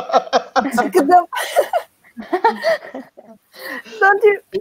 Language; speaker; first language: English; non-native, fluent; Turkish